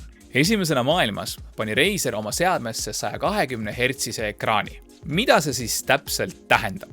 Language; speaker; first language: Estonian; native; Estonian